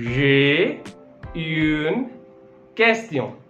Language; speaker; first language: French; non-native, fluent; Hindi